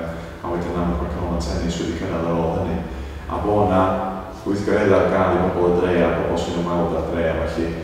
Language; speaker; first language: Welsh; native; Welsh